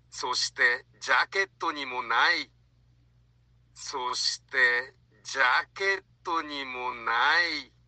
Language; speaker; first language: Japanese; non-native, learner; English